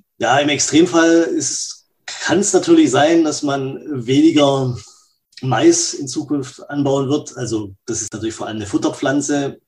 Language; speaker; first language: German; native; German